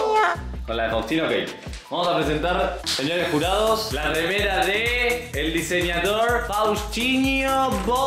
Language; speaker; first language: Spanish; native; Spanish